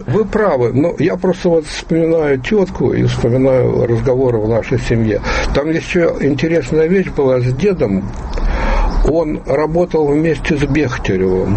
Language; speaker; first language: Russian; native; Russian